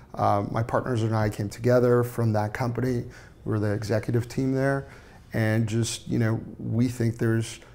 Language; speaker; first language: English; native; English